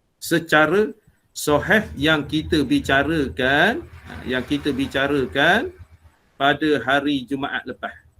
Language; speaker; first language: Malay; native; Malay